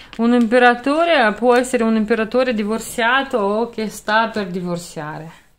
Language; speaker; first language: Italian; non-native, fluent; Russian